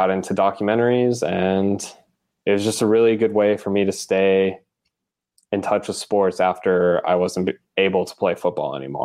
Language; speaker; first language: English; native; English